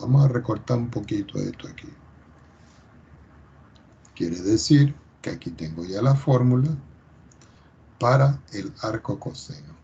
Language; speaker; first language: Spanish; native; Spanish